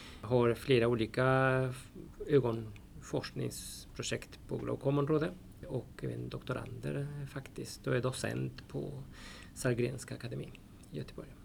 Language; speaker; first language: Swedish; non-native, fluent; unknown